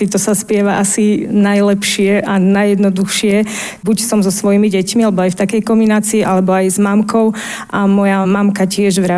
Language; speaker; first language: Slovak; non-native, local second language; Rusyn